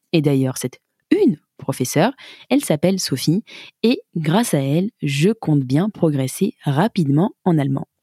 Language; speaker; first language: French; native; French